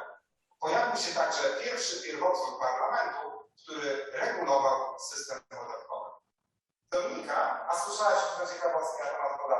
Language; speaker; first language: Polish; native; Polish